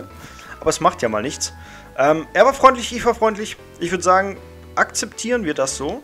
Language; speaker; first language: German; native; German